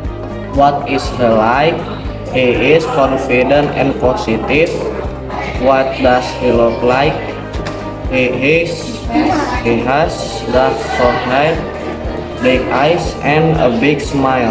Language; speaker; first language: English; non-native, learner; Indonesian